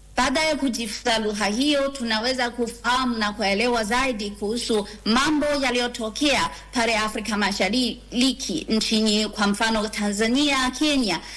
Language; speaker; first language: Swahili; non-native, fluent; Chinese